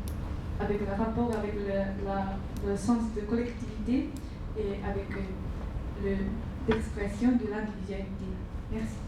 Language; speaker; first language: French; non-native, learner; Japanese